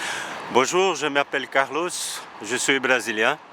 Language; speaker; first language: French; non-native, learner; Portuguese